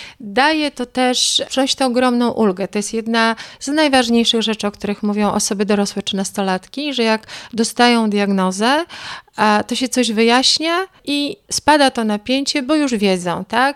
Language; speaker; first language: Polish; native; Polish